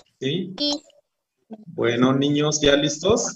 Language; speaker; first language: Spanish; native; Spanish